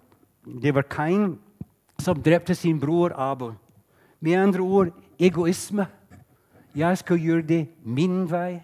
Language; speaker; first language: Norwegian; non-native, fluent; English